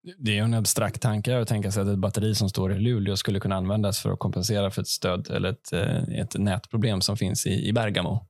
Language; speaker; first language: Swedish; native; Swedish